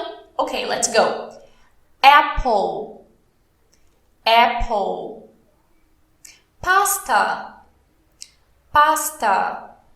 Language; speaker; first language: English; non-native, fluent; Portuguese